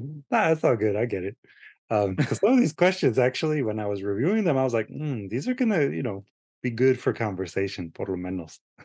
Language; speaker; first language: English; early bilingual, other home language; Spanish